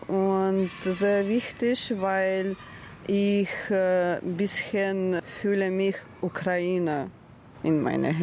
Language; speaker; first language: German; non-native, learner; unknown